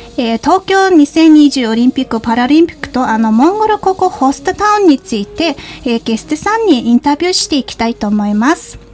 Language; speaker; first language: Japanese; non-native, fluent; Mongolian